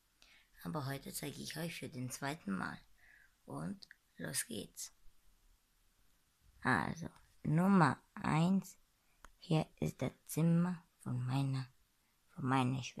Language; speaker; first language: German; non-native, learner; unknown